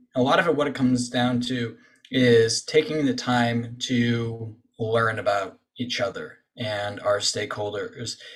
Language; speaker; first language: English; native; English